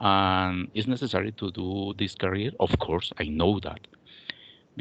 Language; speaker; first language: English; non-native, learner; Spanish